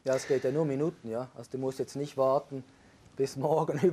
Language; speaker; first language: German; native; German